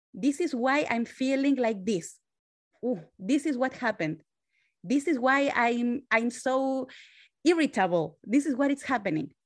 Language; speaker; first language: English; non-native, fluent; Spanish